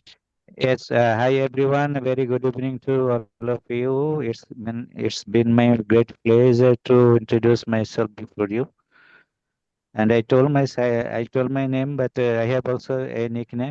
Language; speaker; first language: English; non-native, local second language; Bangla